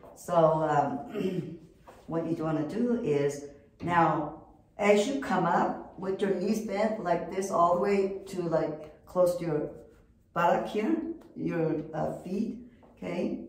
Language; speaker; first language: English; non-native, fluent; Korean